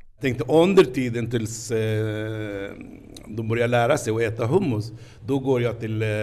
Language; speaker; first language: Swedish; non-native, fluent; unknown